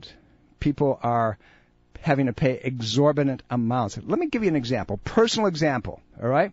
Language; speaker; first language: English; native; English